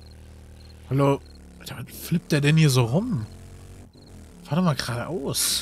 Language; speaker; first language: German; native; German